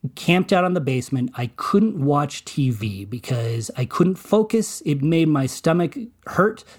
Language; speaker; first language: English; native; English